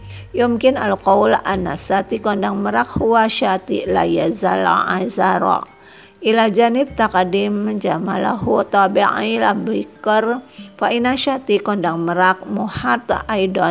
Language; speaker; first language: Arabic; non-native, fluent; Indonesian